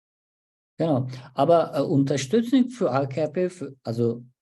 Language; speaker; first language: German; non-native, learner; Turkish